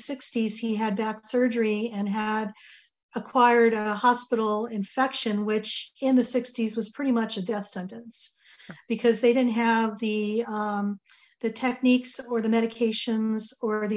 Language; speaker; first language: English; native; English